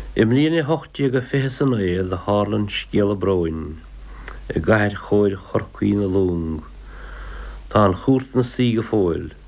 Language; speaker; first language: Irish; native; Irish